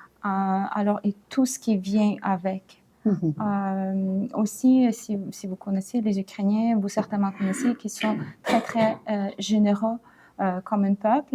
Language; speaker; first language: French; non-native, fluent; Ukrainian